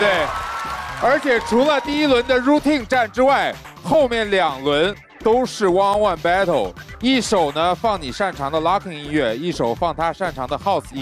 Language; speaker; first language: Chinese; native; Chinese